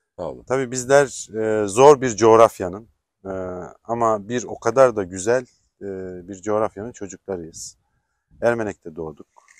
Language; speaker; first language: Turkish; native; Turkish